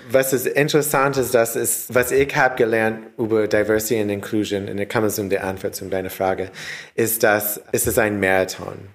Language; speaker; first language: German; non-native, learner; English